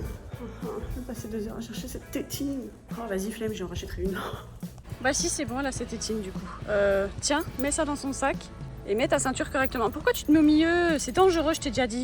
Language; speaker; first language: French; native; French